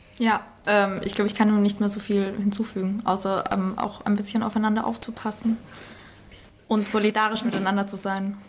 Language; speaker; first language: German; native; German